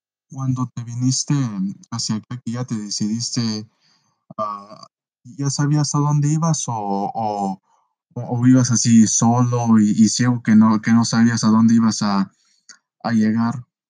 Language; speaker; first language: Spanish; early bilingual, heritage; Spanish